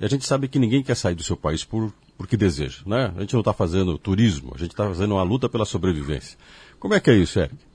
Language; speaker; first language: Portuguese; native; Portuguese